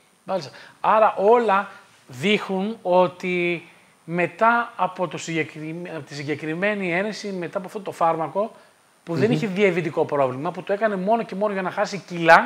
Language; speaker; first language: Greek; native; Greek